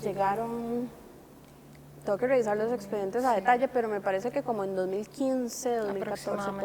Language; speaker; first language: Spanish; native; Spanish